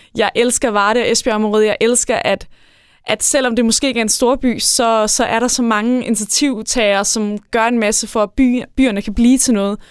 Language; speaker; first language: Danish; native; Danish